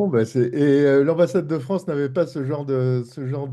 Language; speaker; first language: French; native; French